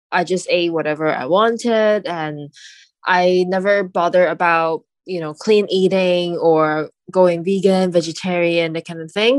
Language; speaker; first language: English; non-native, local second language; Cantonese